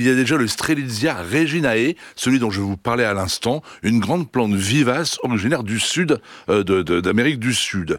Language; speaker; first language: French; native; French